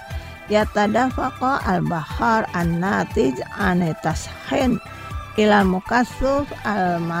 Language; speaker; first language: Arabic; non-native, learner; Indonesian